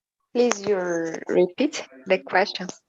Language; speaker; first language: English; non-native, learner; Portuguese